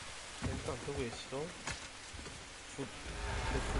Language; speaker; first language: Italian; native; Italian